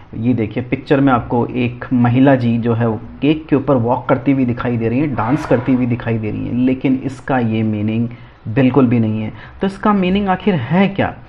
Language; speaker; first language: Hindi; native; Hindi